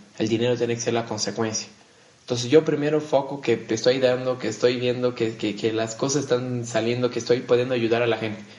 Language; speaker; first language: Spanish; non-native, fluent; Portuguese